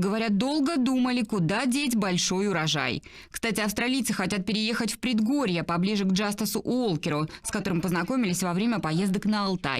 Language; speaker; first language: Russian; native; Russian